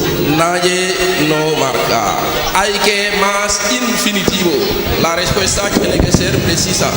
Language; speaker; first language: Spanish; non-native, fluent; French